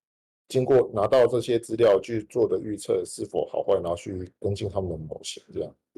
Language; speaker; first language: Chinese; native; Chinese